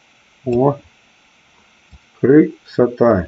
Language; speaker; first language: Russian; native; Russian